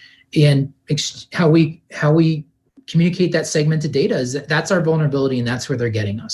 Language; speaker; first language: English; native; English